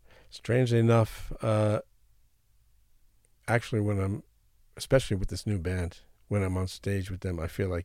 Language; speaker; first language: English; native; English